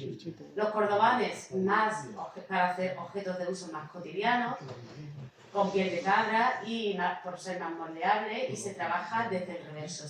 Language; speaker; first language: Spanish; native; Spanish